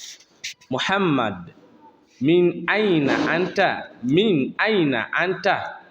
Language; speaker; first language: Arabic; non-native, fluent; Swahili